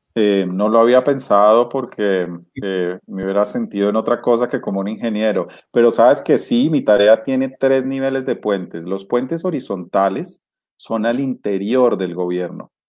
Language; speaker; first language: Spanish; native; Spanish